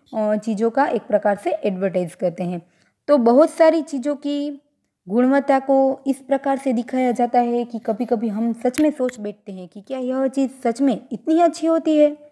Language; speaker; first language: Hindi; non-native, local second language; Gujarati